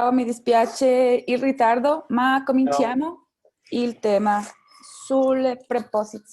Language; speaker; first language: Italian; non-native, fluent; Spanish